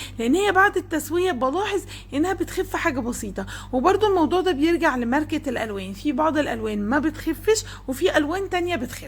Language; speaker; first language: Arabic; native; Arabic